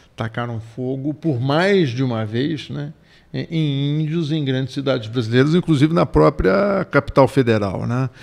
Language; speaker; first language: Portuguese; native; Portuguese